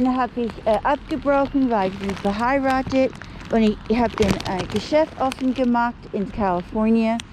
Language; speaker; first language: German; non-native, learner; English